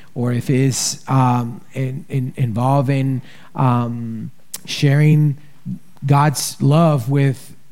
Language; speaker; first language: English; early bilingual, other home language; Spanish